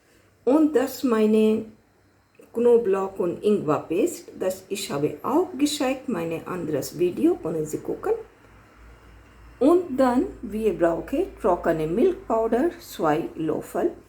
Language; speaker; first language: German; non-native, learner; Hindi